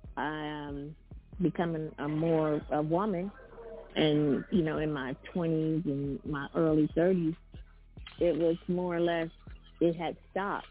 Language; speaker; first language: English; native; English